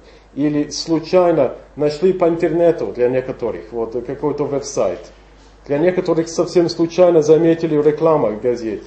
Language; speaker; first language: Russian; non-native, fluent; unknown